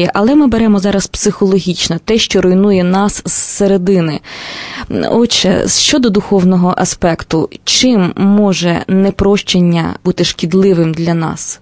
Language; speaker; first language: Ukrainian; native; Ukrainian